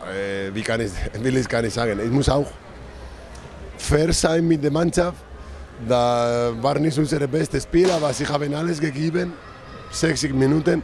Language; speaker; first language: German; non-native, fluent; Spanish